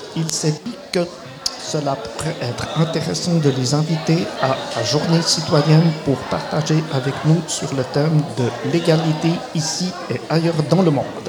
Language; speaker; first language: French; native; French